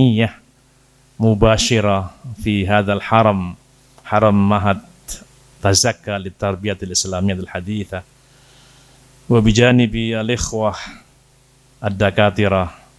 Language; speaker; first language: Arabic; non-native, fluent; Indonesian